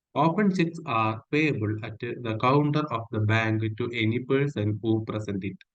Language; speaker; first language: English; non-native, local second language; Malayalam